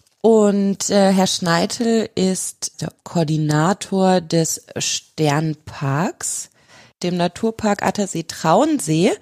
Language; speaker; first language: German; native; German